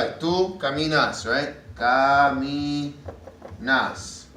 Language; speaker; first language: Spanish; non-native, learner; English